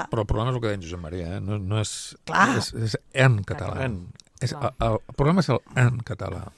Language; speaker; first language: Catalan; native; Catalan